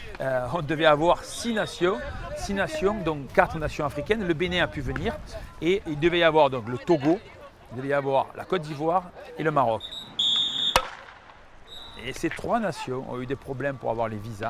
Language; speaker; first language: French; native; French